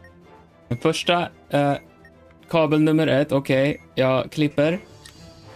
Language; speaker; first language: Swedish; non-native, learner; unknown